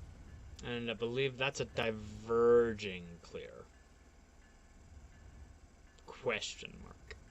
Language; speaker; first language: English; native; English